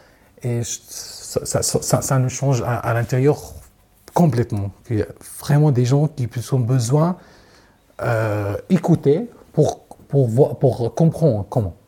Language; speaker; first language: French; non-native, learner; Arabic